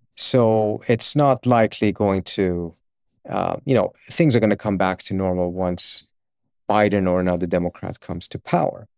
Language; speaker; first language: English; early bilingual, other home language; Persian